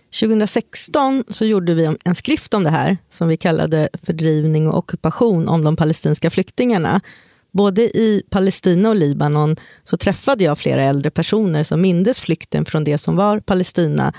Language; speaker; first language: Swedish; native; Swedish